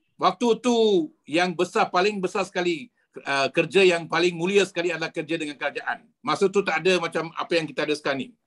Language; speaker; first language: Malay; non-native, local second language; Tamil